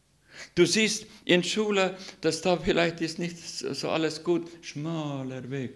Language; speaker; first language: German; non-native, learner; Russian